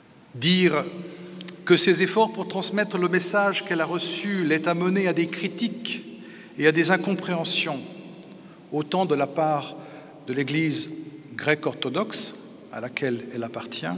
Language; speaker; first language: French; native; French